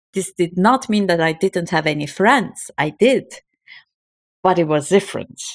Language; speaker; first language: English; non-native, fluent; Turkish